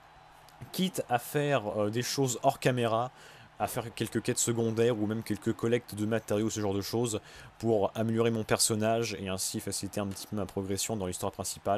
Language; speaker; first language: French; native; French